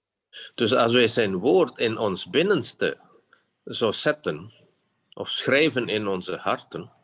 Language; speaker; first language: Dutch; non-native, fluent; Indonesian